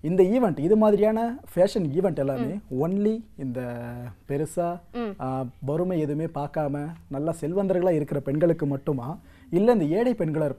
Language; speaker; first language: Tamil; native; Tamil